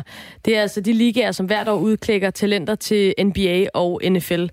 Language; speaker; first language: Danish; native; Danish